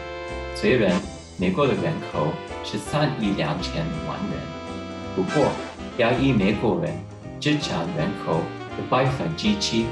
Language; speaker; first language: Chinese; non-native, learner; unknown